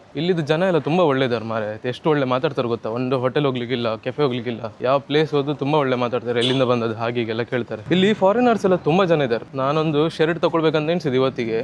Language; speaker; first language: Kannada; native; Kannada